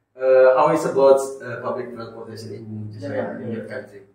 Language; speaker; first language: English; non-native, learner; Indonesian